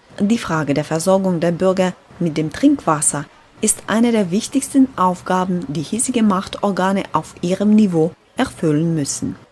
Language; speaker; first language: German; non-native, fluent; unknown